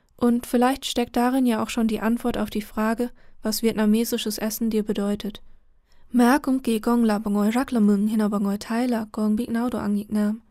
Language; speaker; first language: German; early bilingual, other home language; Vietnamese